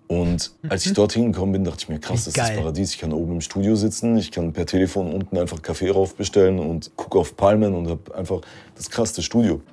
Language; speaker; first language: German; native; German